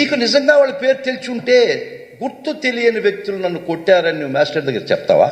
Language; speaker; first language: Telugu; native; Telugu